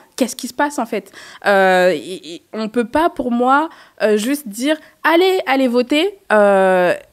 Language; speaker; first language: French; native; French